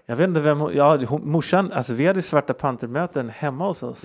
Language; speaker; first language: Swedish; early bilingual, heritage; Swedish